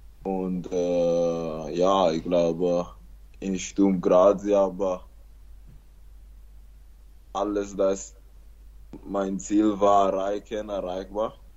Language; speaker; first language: German; non-native, learner; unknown